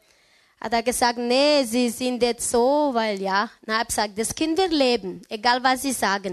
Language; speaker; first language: German; non-native, learner; Romanian